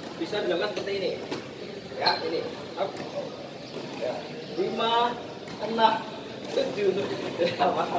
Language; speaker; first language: Indonesian; native; Indonesian